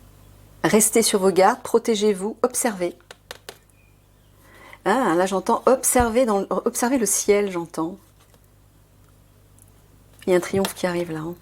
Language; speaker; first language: French; native; French